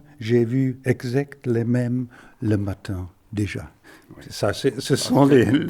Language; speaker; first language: French; non-native, fluent; German